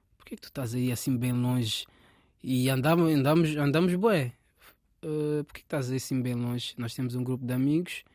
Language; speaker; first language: Portuguese; native; Portuguese